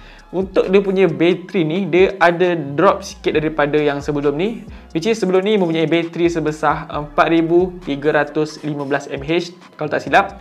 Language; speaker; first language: Malay; native; Malay